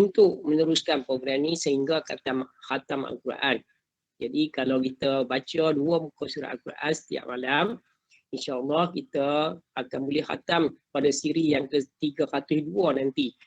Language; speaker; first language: Malay; native; Malay